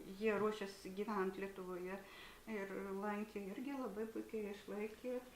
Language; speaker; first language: Lithuanian; native; Lithuanian